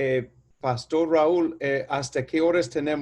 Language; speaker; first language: Spanish; non-native, fluent; English